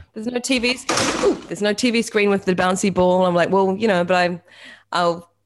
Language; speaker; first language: English; native; English